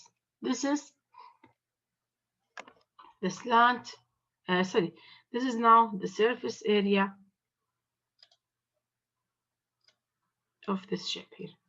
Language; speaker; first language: English; non-native, fluent; Arabic